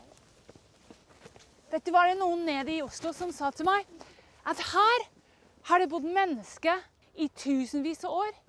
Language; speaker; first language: Norwegian; non-native, fluent; English